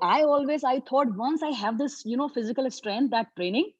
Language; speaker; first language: English; non-native, local second language; Hindi